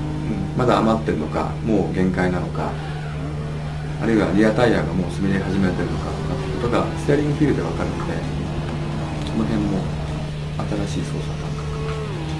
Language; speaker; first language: Japanese; native; Japanese